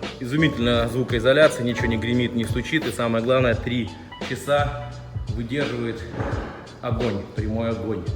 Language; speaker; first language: Russian; native; Russian